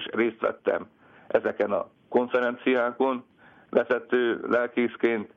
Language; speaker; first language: Hungarian; native; Hungarian